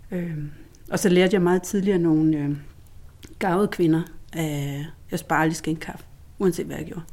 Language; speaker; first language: Danish; native; Danish